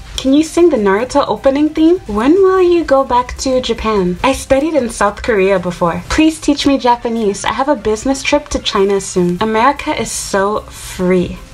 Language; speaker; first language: English; native; English